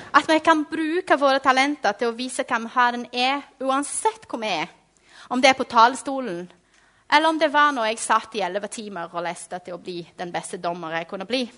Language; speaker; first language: Norwegian; non-native, fluent; Portuguese